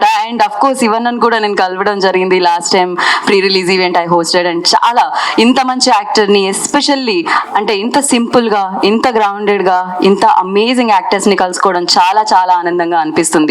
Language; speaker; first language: Telugu; native; Telugu